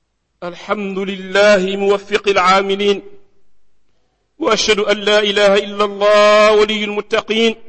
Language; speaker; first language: Arabic; non-native, fluent; Wolof